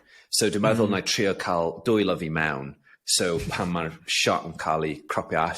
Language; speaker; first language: Welsh; non-native, local second language; English